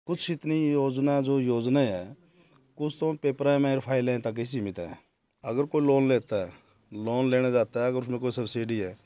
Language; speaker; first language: Hindi; native; Hindi